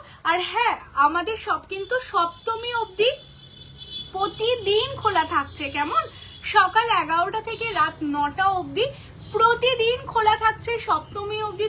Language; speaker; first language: Bangla; native; Bangla